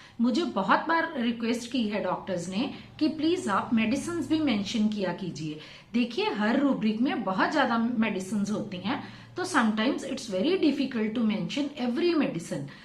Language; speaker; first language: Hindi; non-native, local second language; Punjabi